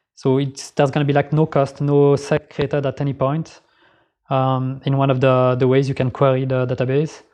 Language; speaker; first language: English; non-native, fluent; French